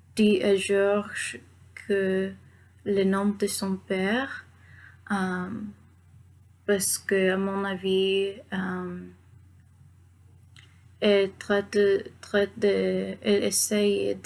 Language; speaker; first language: French; non-native, learner; Spanish